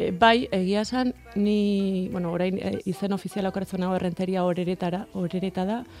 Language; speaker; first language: Basque; non-native, local second language; Spanish